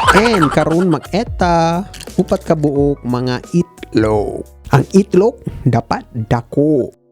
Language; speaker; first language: Cebuano; non-native, learner; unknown